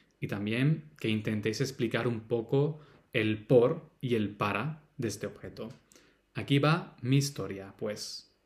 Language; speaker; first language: Spanish; native; Spanish